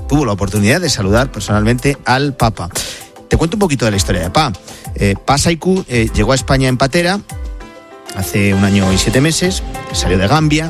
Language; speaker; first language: Spanish; native; Spanish